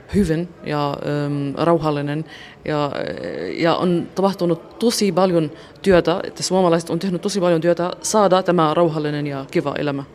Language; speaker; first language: Finnish; non-native, fluent; Arabic